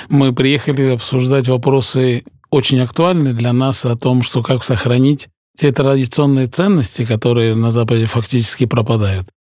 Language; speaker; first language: Russian; early bilingual, heritage; Russian